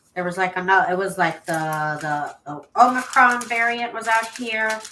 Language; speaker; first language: English; native; English